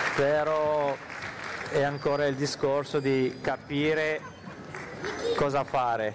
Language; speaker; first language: Italian; non-native, fluent; Armenian